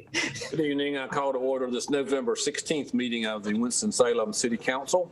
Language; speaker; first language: English; native; English